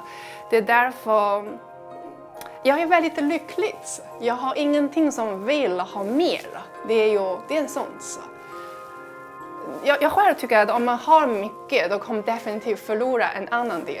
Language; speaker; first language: Swedish; non-native, fluent; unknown